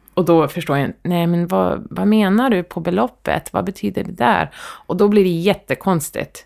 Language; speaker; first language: Swedish; early bilingual, heritage; Swedish